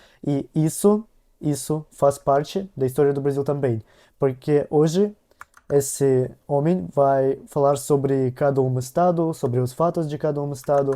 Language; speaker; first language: Portuguese; non-native, learner; Russian